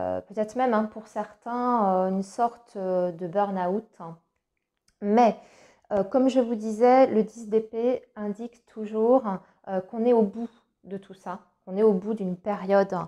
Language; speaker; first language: French; native; French